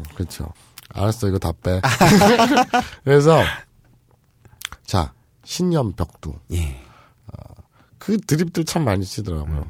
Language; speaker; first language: Korean; native; Korean